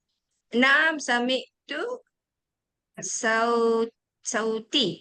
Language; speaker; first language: Arabic; non-native, learner; Malay